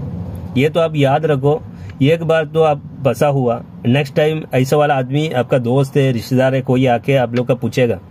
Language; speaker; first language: Hindi; non-native, local second language; Malayalam